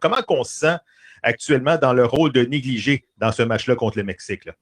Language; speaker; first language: French; native; French